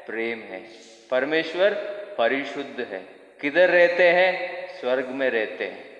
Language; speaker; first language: Hindi; non-native, local second language; Kannada